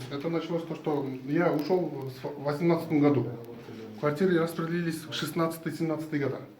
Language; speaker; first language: Russian; non-native, local second language; Kyrgyz